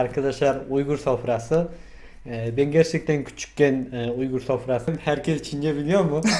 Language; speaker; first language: Turkish; non-native, fluent; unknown